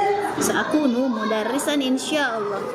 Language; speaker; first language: Arabic; non-native, fluent; Indonesian